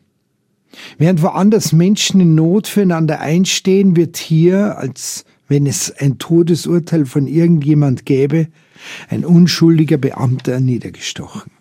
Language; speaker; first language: German; native; German